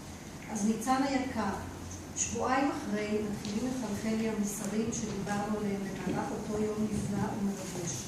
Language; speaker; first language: Hebrew; native; Hebrew